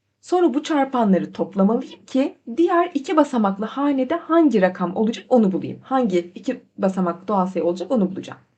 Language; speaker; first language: Turkish; native; Turkish